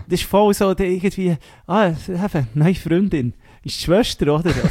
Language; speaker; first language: German; native; German